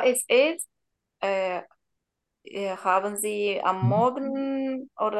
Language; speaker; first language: German; non-native, learner; Turkish